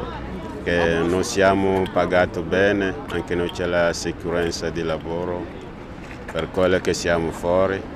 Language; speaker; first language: Italian; non-native, learner; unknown